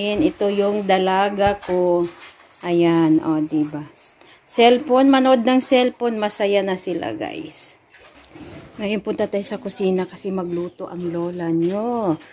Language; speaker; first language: Filipino; non-native, local second language; Cebuano